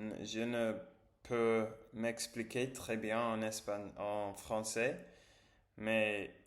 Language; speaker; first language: French; non-native, learner; English